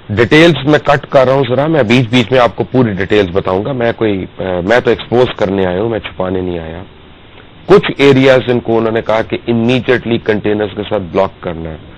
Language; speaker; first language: Urdu; native; Urdu